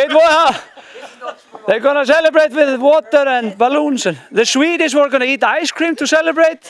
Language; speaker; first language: English; non-native, fluent; Icelandic